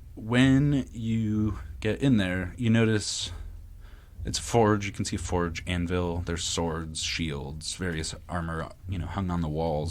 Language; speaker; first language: English; native; English